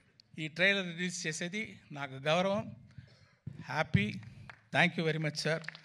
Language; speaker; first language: Telugu; non-native, learner; Tamil